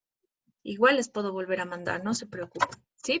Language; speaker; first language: Spanish; native; Spanish